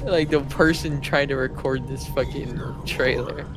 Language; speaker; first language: English; native; English